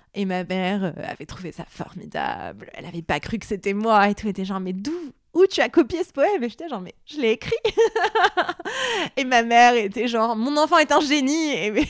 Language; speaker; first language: French; non-native, local second language; Arabic